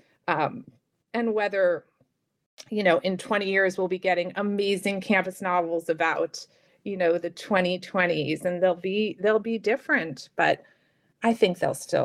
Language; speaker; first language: English; native; English